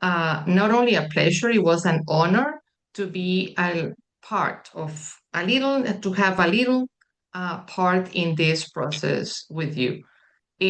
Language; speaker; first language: English; non-native, fluent; Spanish